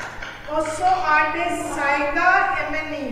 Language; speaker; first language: Norwegian; non-native, fluent; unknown